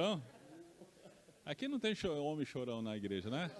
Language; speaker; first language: Portuguese; native; Portuguese